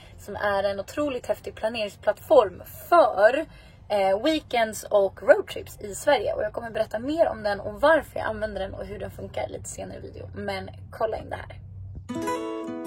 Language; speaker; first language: Swedish; native; Swedish